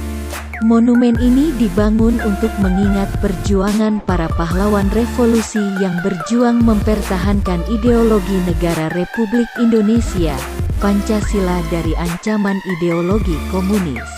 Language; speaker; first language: Indonesian; native; Indonesian